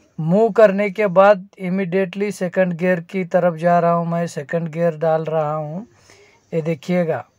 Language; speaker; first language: Hindi; non-native, local second language; Marathi